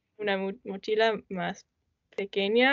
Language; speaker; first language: Spanish; non-native, learner; English